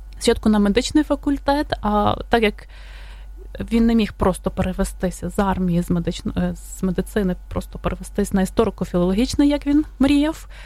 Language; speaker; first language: Ukrainian; native; Ukrainian